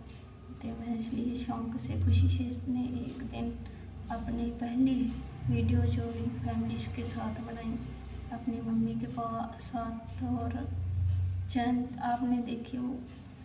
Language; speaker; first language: Hindi; native; Hindi